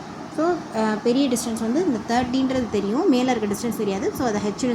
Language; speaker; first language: Tamil; native; Tamil